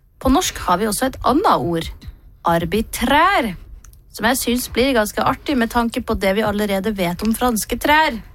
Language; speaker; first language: Norwegian; native; Norwegian